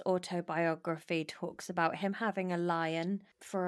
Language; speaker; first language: English; native; English